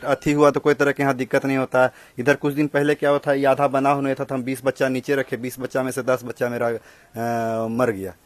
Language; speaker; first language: Hindi; native; Hindi